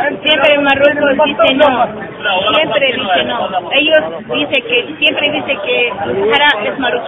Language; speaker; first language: Spanish; non-native, learner; Arabic